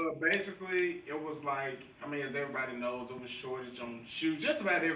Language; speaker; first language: English; native; English